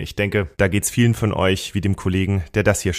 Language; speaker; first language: German; native; German